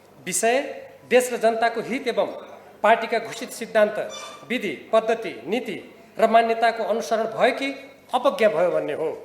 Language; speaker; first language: Nepali; native; Nepali